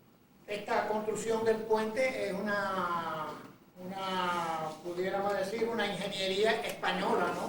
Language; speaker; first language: Spanish; native; Spanish